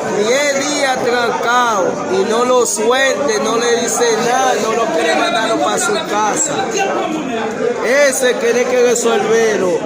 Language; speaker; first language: Spanish; non-native, fluent; Haitian Creole